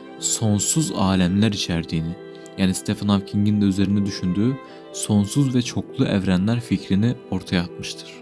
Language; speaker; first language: Turkish; native; Turkish